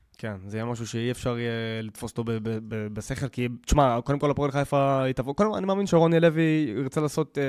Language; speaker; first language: Hebrew; native; Hebrew